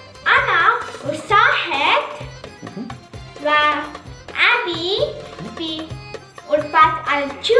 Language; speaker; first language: Arabic; non-native, learner; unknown